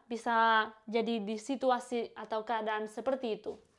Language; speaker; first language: Indonesian; non-native, fluent; Spanish